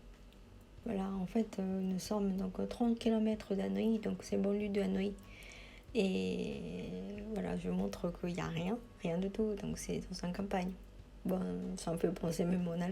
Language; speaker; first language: French; non-native, fluent; Japanese